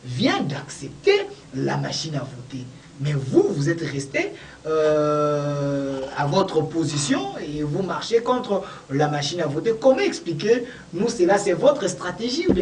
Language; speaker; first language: French; non-native, local second language; Lingala